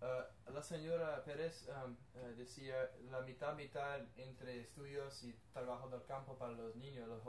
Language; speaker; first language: Spanish; non-native, learner; English